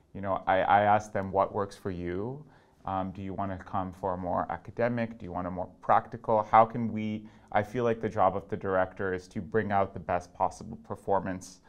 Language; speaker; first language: English; non-native, local second language; Urdu